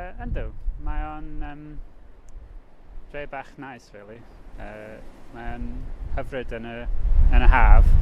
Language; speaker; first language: Welsh; non-native, learner; English